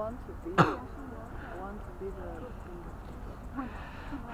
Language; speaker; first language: English; non-native, learner; Chinese